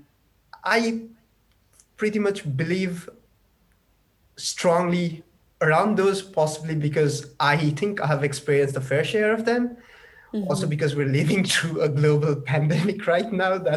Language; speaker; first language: English; non-native, local second language; Nepali